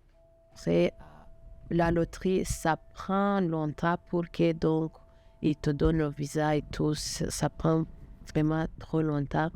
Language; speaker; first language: French; non-native, local second language; Kinyarwanda